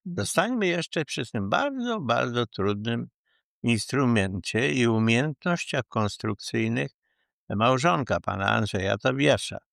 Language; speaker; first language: Polish; native; Polish